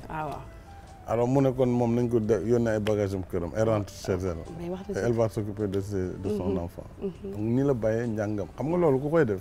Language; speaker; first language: Wolof; non-native, local second language; Fula